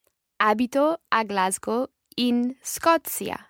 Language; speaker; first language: Italian; non-native, learner; English